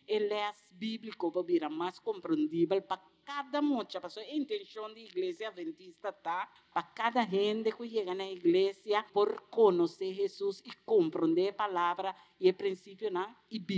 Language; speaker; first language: Portuguese; non-native, learner; Papiamento